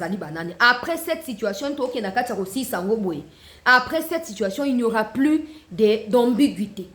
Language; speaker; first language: French; non-native, local second language; Lingala